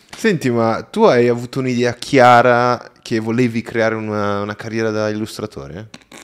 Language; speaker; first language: Italian; native; Italian